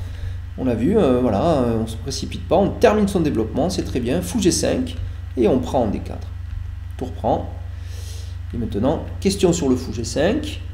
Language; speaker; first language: French; native; French